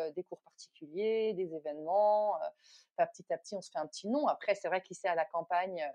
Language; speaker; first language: French; non-native, fluent; Dutch